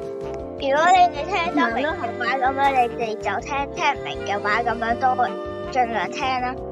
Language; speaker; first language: Chinese; early bilingual, heritage; Cantonese